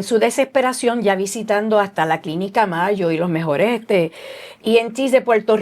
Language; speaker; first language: Spanish; native; Spanish